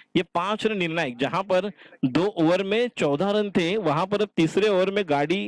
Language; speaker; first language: Hindi; non-native, local second language; Marathi